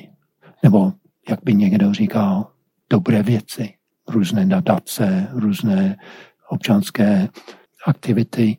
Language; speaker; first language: Czech; non-native, fluent; English